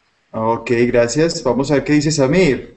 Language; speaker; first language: Spanish; native; Spanish